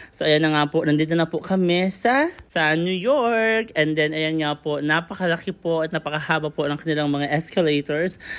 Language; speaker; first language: Filipino; native; Filipino